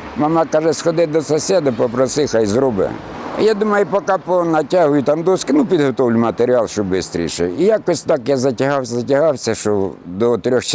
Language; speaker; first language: Ukrainian; native; Ukrainian